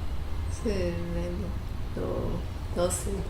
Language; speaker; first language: Spanish; non-native, fluent; English